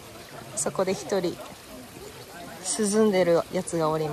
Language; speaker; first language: Japanese; native; Japanese